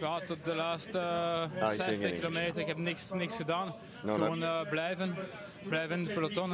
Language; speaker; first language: Dutch; non-native, local second language; French